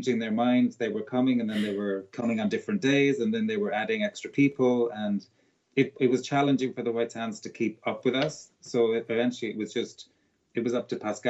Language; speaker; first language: English; native; English